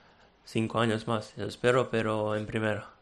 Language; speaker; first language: Spanish; non-native, fluent; Serbian